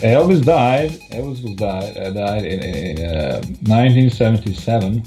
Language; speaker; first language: English; non-native, fluent; Croatian